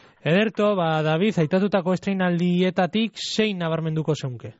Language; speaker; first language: Basque; native; Basque